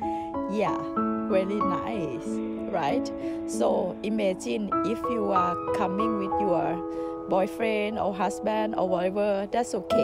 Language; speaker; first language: English; non-native, learner; Thai